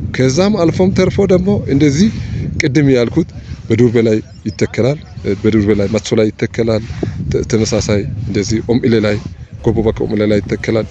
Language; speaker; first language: Amharic; non-native, local second language; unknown